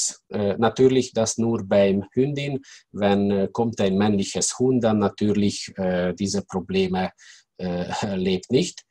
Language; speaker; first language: German; non-native, learner; Hungarian